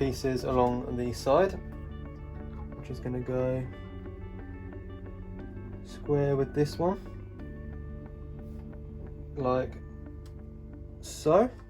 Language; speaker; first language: English; native; English